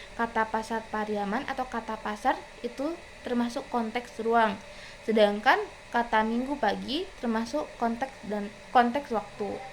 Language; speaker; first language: Indonesian; non-native, local second language; Minangkabau